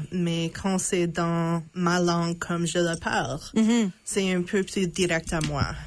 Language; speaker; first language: French; non-native, local second language; English